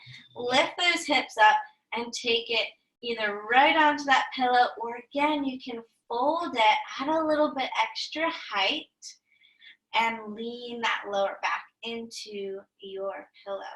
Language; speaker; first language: English; native; English